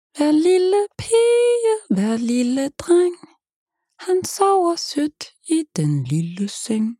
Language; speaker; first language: Russian; early bilingual, heritage; Danish